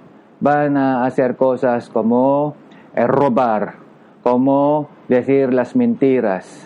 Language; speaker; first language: Spanish; non-native, learner; Japanese